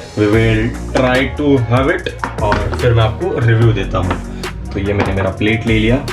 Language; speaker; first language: Hindi; non-native, local second language; Marathi